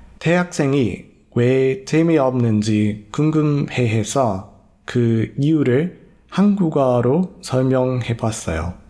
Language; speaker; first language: Korean; non-native, fluent; English